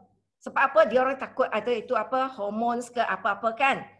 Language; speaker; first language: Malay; non-native, local second language; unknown